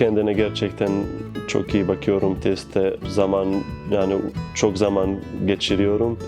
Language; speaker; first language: Turkish; non-native, fluent; Bosnian